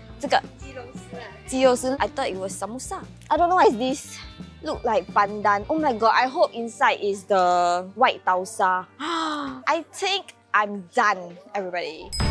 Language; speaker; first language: English; native; English